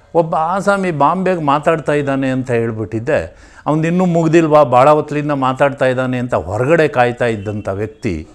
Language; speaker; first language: Kannada; native; Kannada